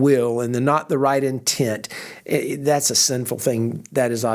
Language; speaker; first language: English; native; English